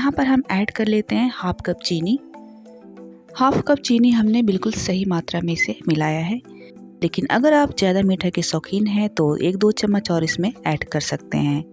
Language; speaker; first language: Hindi; native; Hindi